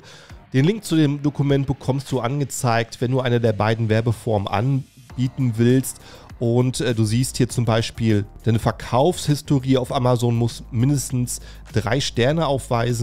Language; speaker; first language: German; native; German